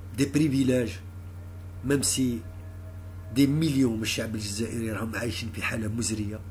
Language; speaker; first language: French; non-native, local second language; Arabic